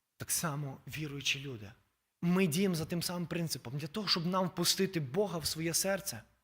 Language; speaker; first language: Ukrainian; native; Ukrainian